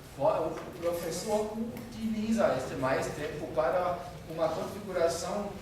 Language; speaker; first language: Portuguese; non-native, fluent; German